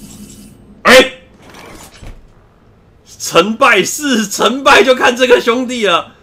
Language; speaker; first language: Chinese; native; Chinese